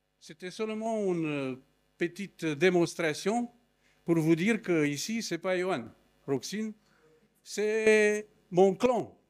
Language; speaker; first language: French; non-native, fluent; Romanian